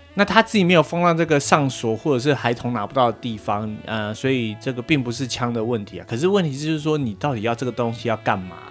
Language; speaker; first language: Chinese; native; Chinese